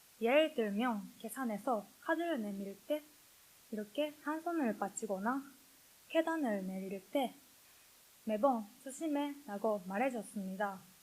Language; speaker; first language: Korean; non-native, learner; Japanese